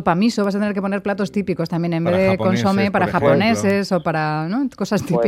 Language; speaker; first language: Spanish; native; Spanish